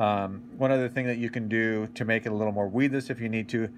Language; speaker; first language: English; native; English